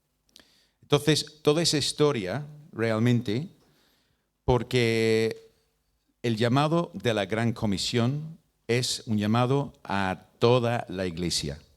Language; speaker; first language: Spanish; non-native, fluent; English